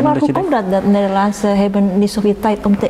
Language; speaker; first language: Dutch; non-native, learner; Indonesian